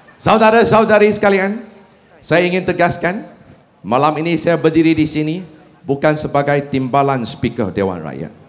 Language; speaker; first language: Malay; non-native, local second language; Chinese